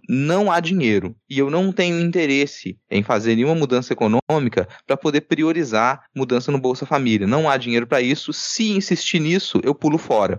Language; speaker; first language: Portuguese; native; Portuguese